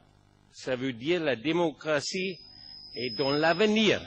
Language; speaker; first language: French; non-native, fluent; German